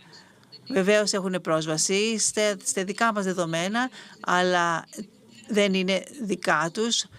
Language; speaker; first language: Greek; native; Greek